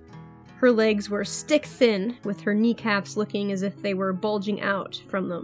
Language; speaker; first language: English; native; English